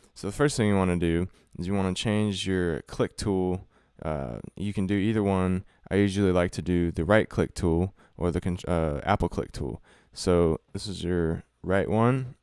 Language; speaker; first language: English; native; English